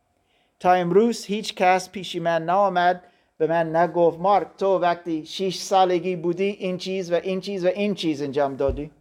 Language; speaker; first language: Persian; non-native, fluent; German